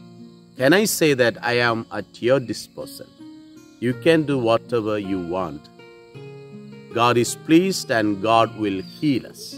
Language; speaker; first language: English; non-native, local second language; Malayalam